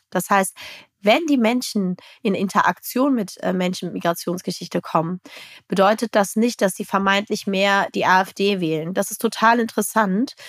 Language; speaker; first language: German; native; German